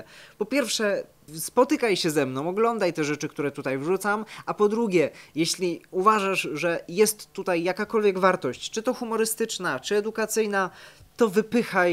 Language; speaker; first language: Polish; native; Polish